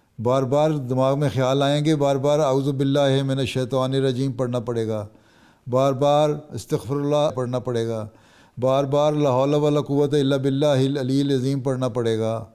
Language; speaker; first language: Urdu; native; Urdu